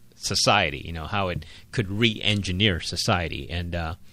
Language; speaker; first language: English; non-native, local second language; Filipino